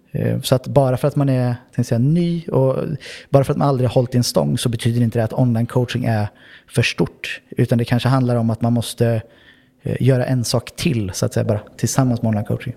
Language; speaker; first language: Swedish; native; Swedish